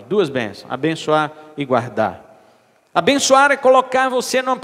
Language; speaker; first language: Portuguese; native; Portuguese